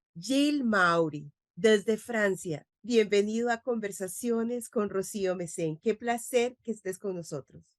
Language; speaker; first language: Spanish; native; Spanish